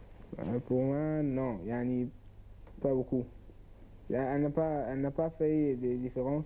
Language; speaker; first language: French; non-native, learner; Arabic